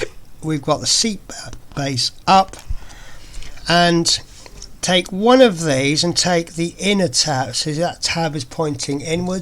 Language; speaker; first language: English; native; English